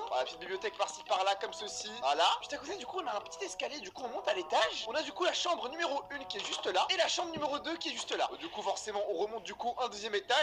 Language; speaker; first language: French; native; French